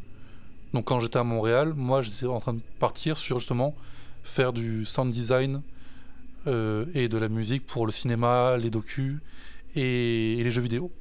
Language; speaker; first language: French; native; French